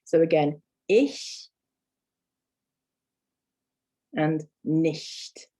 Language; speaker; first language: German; non-native, fluent; English